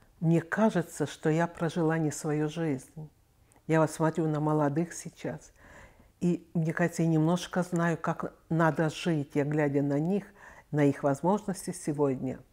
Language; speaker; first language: Russian; native; Russian